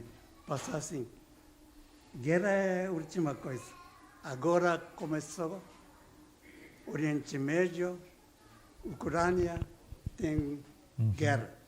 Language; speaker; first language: Portuguese; non-native, learner; Japanese